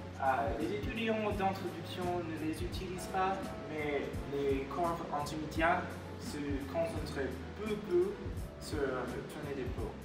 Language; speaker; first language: French; non-native, learner; English